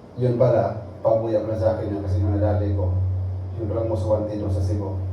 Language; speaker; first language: Filipino; non-native, local second language; Cebuano